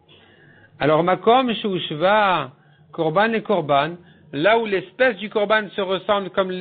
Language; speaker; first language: French; native; French